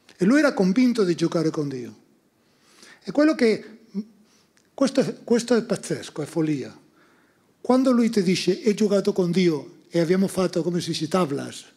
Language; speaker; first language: Italian; non-native, fluent; Spanish